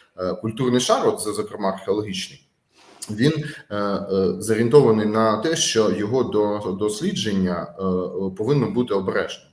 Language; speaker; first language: Ukrainian; native; Ukrainian